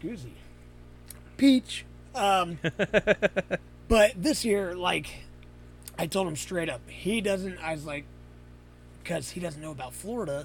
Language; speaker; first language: English; native; English